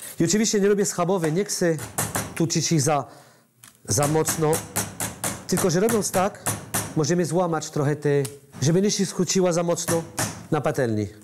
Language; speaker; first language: Polish; non-native, learner; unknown